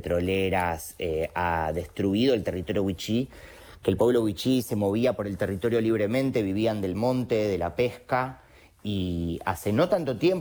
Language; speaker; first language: Spanish; native; Spanish